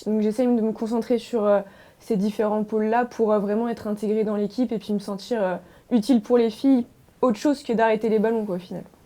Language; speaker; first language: French; native; French